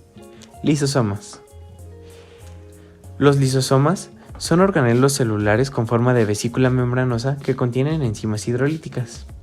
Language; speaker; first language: Spanish; native; Spanish